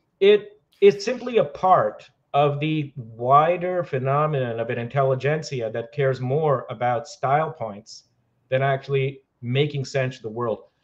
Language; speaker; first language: English; non-native, local second language; Hindi